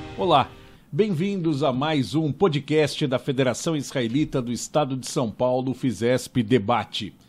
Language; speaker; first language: Portuguese; native; Portuguese